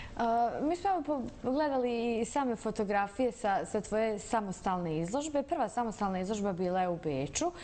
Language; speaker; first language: Bosnian; native; Bosnian